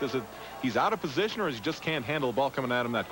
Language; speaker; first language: English; native; English